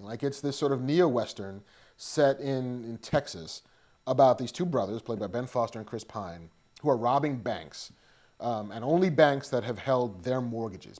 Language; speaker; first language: English; native; English